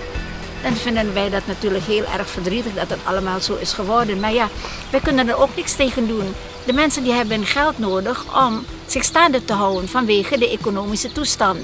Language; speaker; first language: Dutch; non-native, fluent; Indonesian